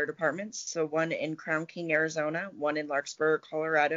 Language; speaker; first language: English; native; English